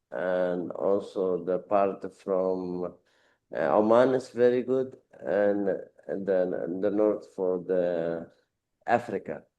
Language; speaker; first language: English; non-native, learner; Arabic